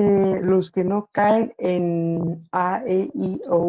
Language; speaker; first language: Spanish; non-native, learner; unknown